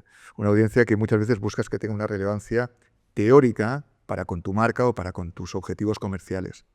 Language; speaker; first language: Spanish; native; Spanish